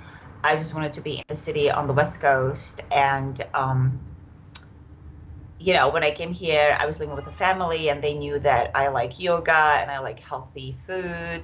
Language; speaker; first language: English; non-native, fluent; Czech